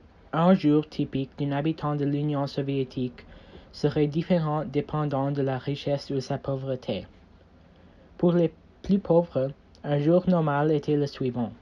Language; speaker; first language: French; non-native, learner; English